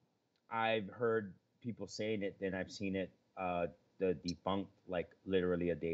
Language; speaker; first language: English; native; English